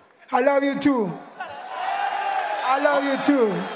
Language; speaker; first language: English; non-native, learner; Spanish